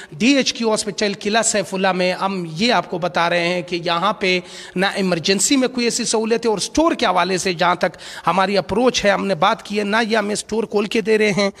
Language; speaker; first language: Urdu; non-native, local second language; Pashto